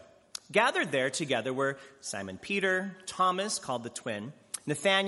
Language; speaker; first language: English; native; English